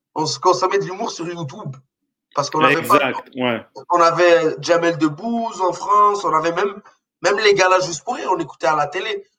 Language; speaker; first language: French; non-native, local second language; Arabic